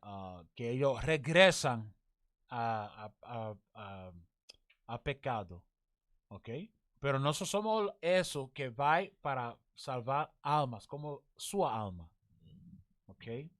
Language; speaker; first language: Spanish; non-native, learner; English